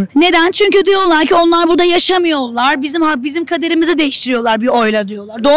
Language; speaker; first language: Turkish; native; Turkish